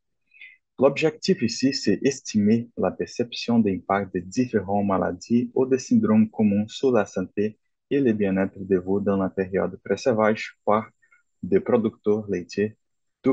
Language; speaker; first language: French; non-native, fluent; Portuguese